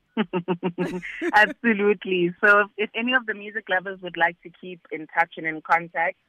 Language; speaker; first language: English; non-native, local second language; Zulu